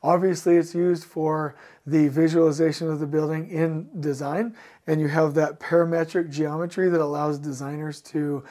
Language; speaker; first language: English; native; English